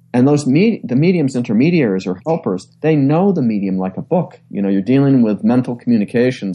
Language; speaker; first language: English; native; English